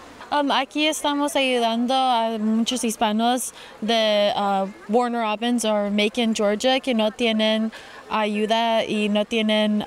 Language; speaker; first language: Spanish; early bilingual, heritage; Spanish